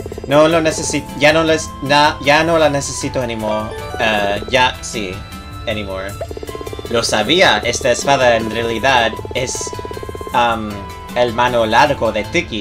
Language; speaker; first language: Spanish; non-native, learner; English